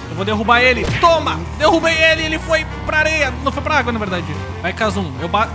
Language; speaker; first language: Portuguese; native; Portuguese